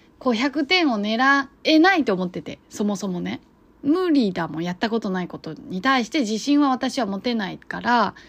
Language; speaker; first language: Japanese; non-native, fluent; Chinese